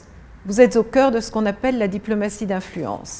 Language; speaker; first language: French; native; French